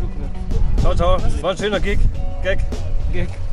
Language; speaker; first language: German; native; German